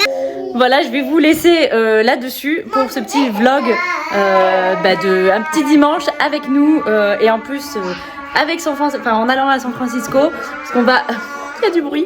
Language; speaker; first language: French; native; French